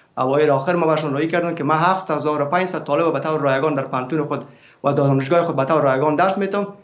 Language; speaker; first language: Persian; native; Persian